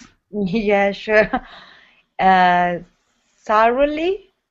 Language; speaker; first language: English; non-native, learner; Italian